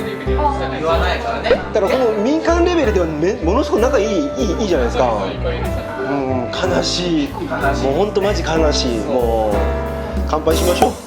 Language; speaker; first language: Japanese; non-native, fluent; Korean